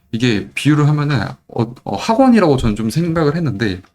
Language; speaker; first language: Korean; native; Korean